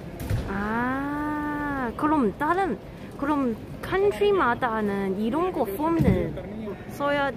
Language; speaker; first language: Korean; non-native, learner; Cantonese